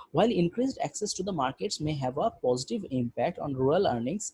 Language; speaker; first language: English; non-native, local second language; Bangla